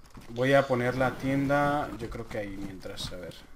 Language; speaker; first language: Spanish; native; Spanish